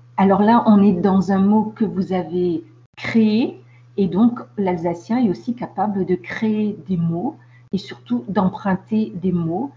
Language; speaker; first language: French; non-native, local second language; Swiss German